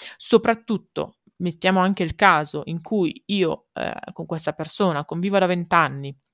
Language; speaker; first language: Italian; native; Italian